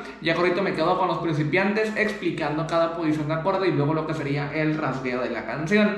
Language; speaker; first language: Spanish; native; Spanish